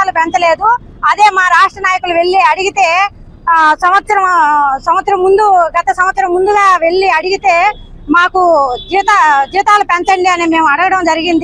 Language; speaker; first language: Telugu; native; Telugu